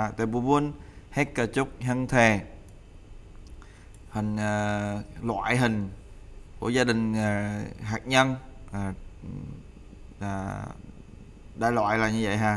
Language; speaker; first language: Vietnamese; native; Vietnamese